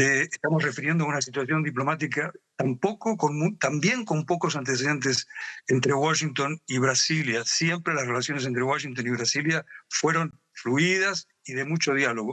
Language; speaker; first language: Spanish; native; Spanish